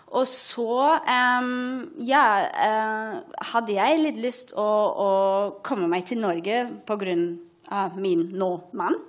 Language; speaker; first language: Norwegian; non-native, fluent; German